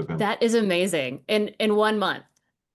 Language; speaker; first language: English; native; English